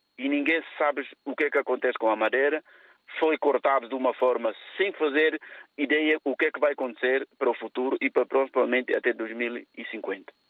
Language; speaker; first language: Portuguese; non-native, local second language; Upper Guinea Crioulo